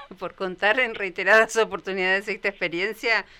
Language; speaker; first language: Spanish; native; Spanish